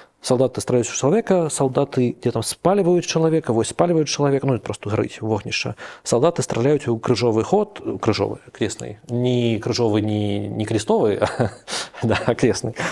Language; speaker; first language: Belarusian; non-native, local second language; Russian